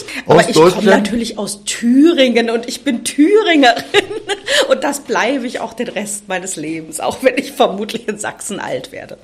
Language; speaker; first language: German; native; German